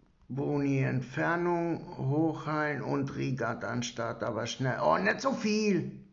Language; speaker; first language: German; native; German